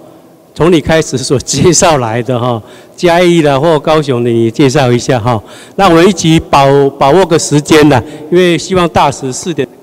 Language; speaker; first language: Chinese; native; Chinese